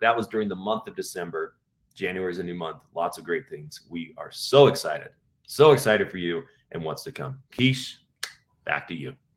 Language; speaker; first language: English; native; English